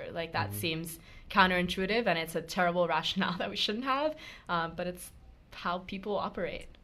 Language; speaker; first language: English; early bilingual, other home language; Spanish